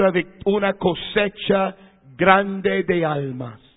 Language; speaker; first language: Spanish; non-native, fluent; English